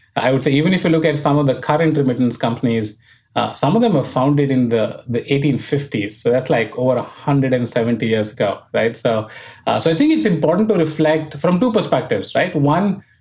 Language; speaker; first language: English; non-native, local second language; Hindi